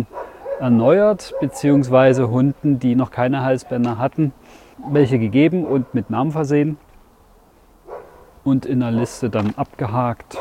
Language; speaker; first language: German; native; German